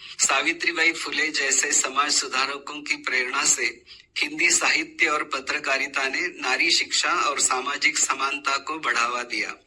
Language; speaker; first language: Hindi; non-native, local second language; Marathi